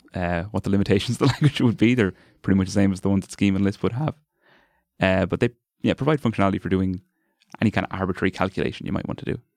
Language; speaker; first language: English; native; English